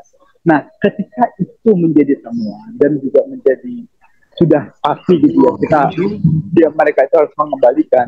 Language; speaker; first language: Indonesian; native; Indonesian